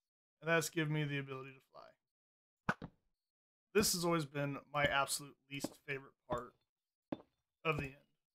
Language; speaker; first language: English; native; English